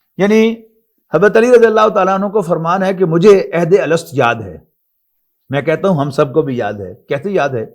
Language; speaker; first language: Urdu; non-native, local second language; Punjabi